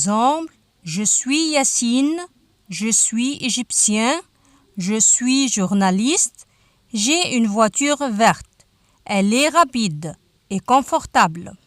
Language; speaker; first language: French; non-native, fluent; Arabic